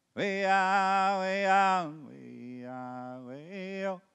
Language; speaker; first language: English; native; English